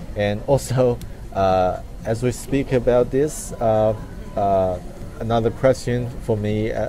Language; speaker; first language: English; non-native, fluent; Chinese